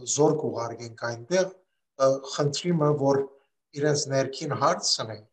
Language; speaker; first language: Armenian; early bilingual, other home language; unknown